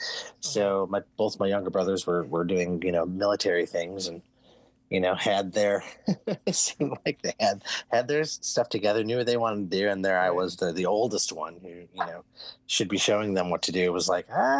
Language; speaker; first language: English; native; English